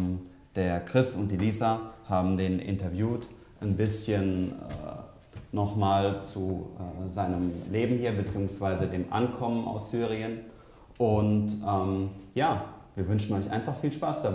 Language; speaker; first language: German; native; German